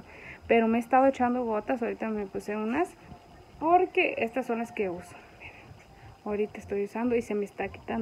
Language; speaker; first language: Spanish; native; Spanish